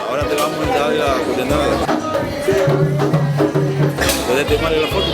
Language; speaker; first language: Spanish; native; Spanish